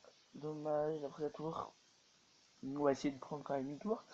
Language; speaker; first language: French; native; French